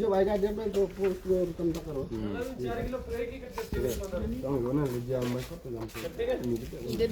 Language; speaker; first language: Hindi; non-native, local second language; Khasi